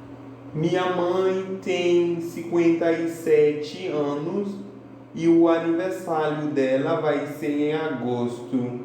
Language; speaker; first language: Portuguese; non-native, fluent; Haitian Creole